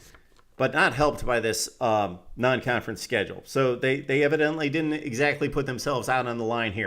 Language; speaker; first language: English; native; English